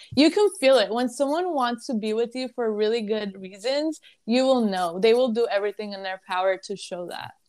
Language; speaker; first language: English; early bilingual, other home language; Arabic